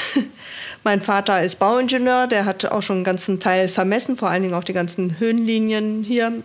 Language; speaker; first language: German; native; German